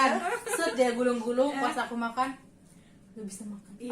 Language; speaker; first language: Indonesian; native; Indonesian